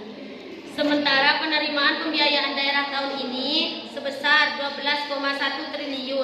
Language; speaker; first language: Indonesian; native; Indonesian